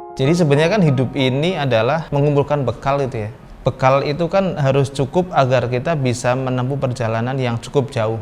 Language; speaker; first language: Indonesian; native; Indonesian